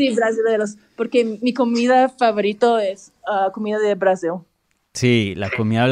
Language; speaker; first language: Spanish; early bilingual, heritage; English